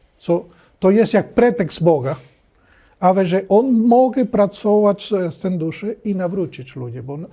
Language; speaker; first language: Polish; non-native, learner; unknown